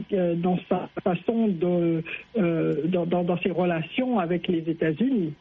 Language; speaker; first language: French; non-native, fluent; English